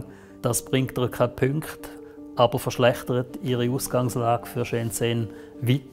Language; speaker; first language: German; native; German